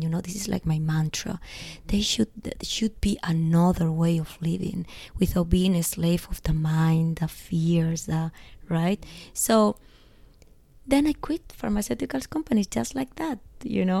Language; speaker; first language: English; non-native, fluent; Spanish